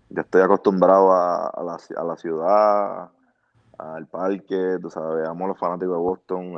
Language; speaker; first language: Spanish; native; Spanish